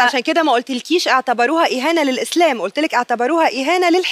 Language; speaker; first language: Arabic; native; Arabic